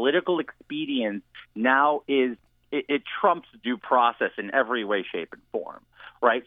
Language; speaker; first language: English; native; English